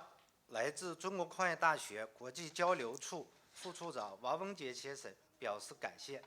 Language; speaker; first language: Chinese; native; Chinese